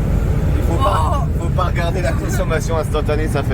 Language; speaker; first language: French; native; French